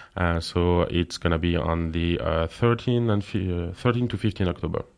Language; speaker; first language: English; non-native, fluent; French